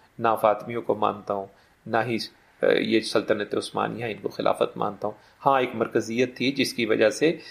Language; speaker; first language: Urdu; native; Urdu